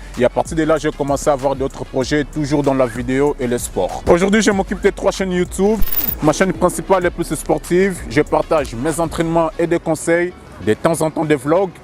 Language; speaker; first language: French; non-native, fluent; Portuguese